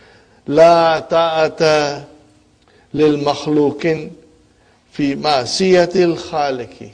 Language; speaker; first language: Arabic; non-native, fluent; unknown